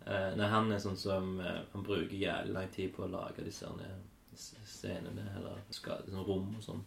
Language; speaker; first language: Norwegian; native; Norwegian